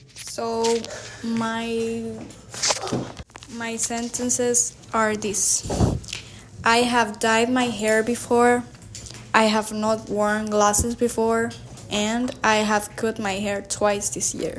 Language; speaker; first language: English; non-native, learner; Spanish